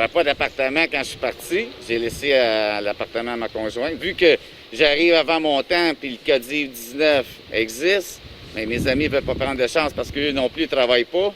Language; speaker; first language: French; native; French